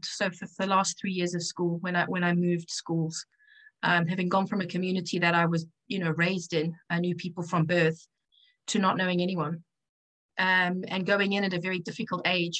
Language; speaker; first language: English; native; English